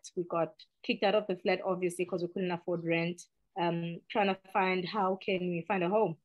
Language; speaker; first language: English; non-native, local second language; Xhosa